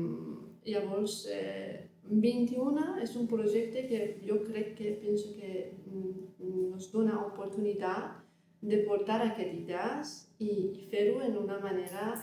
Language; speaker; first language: Catalan; non-native, learner; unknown